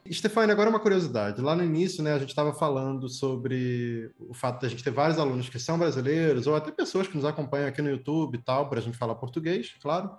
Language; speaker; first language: Portuguese; native; Portuguese